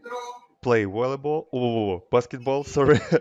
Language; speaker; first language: English; non-native, learner; Russian